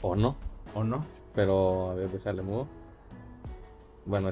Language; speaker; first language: Spanish; native; Spanish